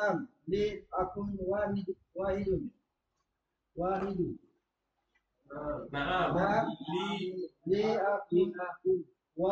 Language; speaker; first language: Arabic; non-native, learner; Indonesian